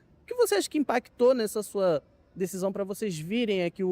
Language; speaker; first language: Portuguese; native; Portuguese